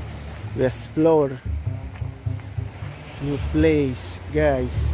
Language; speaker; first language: English; non-native, learner; Italian